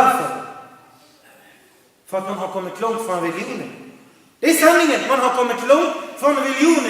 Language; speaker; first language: Swedish; non-native, fluent; Arabic